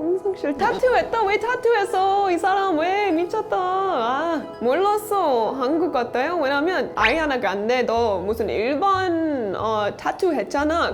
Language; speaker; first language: Korean; non-native, learner; English